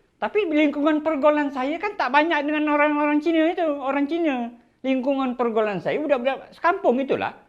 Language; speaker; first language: Malay; native; Malay